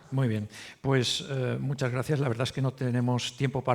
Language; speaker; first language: Spanish; native; Spanish